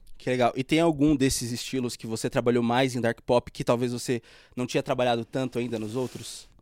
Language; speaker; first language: Portuguese; native; Portuguese